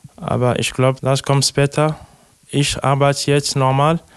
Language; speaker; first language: German; non-native, learner; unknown